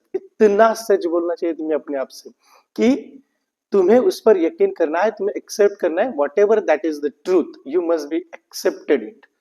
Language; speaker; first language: Hindi; non-native, local second language; Marathi